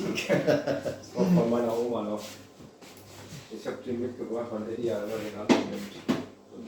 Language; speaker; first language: German; native; German